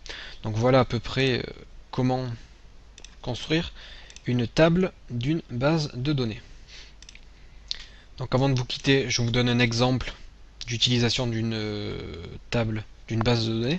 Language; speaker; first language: French; native; French